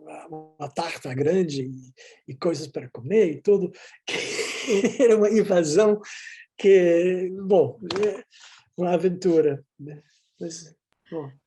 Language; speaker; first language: Portuguese; non-native, fluent; Dutch